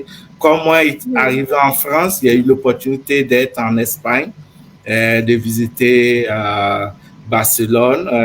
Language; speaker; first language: French; non-native, fluent; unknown